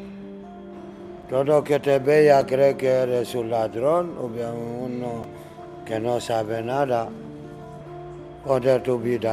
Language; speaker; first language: Spanish; non-native, learner; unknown